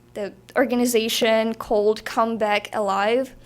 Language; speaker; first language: English; non-native, fluent; Ukrainian